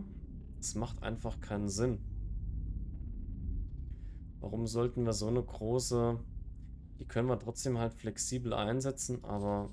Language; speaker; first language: German; native; German